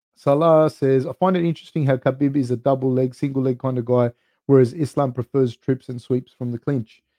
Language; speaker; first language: English; native; English